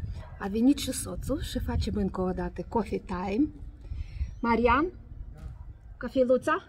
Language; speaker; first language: Romanian; non-native, learner; Russian